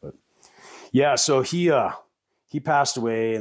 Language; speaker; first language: English; native; English